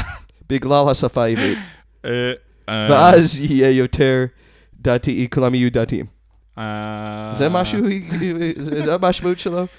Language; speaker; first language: Hebrew; non-native, fluent; English